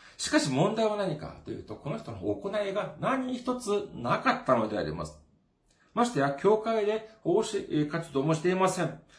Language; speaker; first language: Japanese; non-native, fluent; Korean